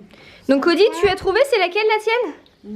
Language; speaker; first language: French; native; French